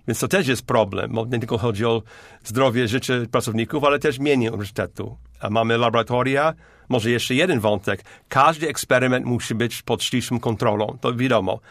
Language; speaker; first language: Polish; non-native, fluent; English